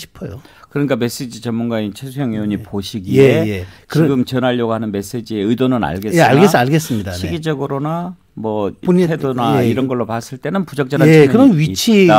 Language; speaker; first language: Korean; native; Korean